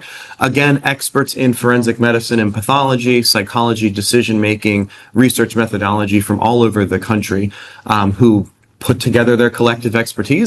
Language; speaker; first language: English; native; English